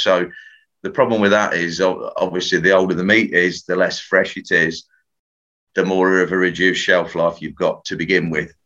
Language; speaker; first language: English; native; English